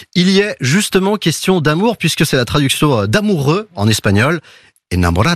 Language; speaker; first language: French; native; French